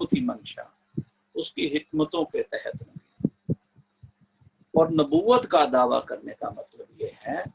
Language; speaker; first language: Urdu; native; Urdu